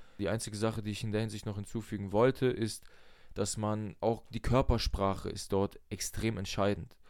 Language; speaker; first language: German; early bilingual, other home language; Russian